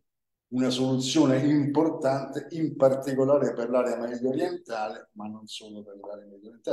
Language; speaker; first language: Italian; native; Italian